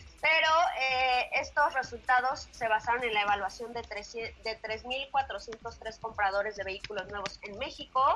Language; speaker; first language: Spanish; native; Spanish